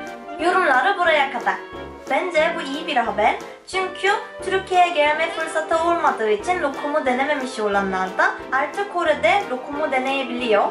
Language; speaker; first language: Turkish; non-native, fluent; Korean